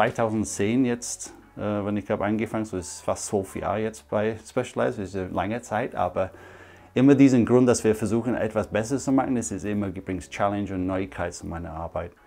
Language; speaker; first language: German; non-native, fluent; English